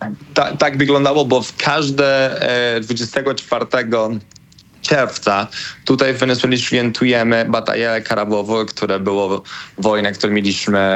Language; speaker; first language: Polish; non-native, learner; Spanish